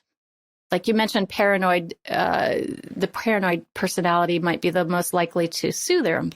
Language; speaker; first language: English; native; English